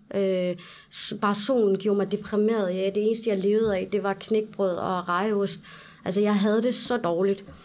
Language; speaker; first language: Danish; early bilingual, other home language; Arabic